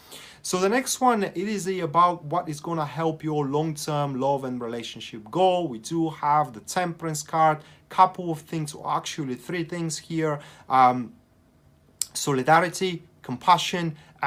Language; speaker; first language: English; non-native, fluent; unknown